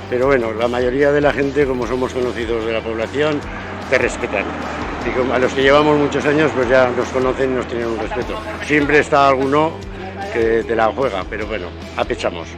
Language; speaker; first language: Spanish; native; Spanish